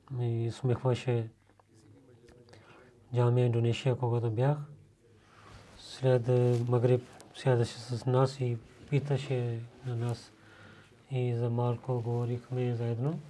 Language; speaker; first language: Bulgarian; non-native, learner; Urdu